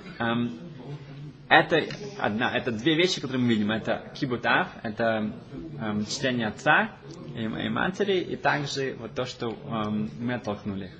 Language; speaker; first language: Russian; early bilingual, heritage; Russian